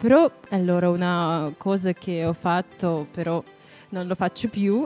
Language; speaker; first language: Italian; non-native, fluent; Russian